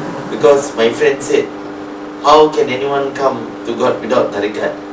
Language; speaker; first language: English; non-native, local second language; Malay